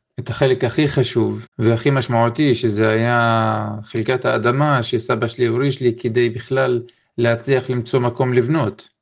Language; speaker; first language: Hebrew; non-native, local second language; Arabic